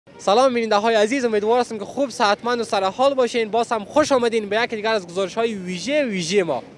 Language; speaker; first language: Persian; native; Persian